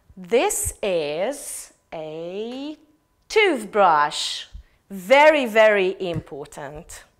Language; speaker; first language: English; non-native, fluent; Hungarian